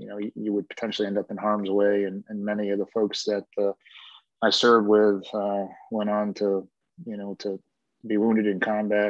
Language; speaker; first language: English; native; English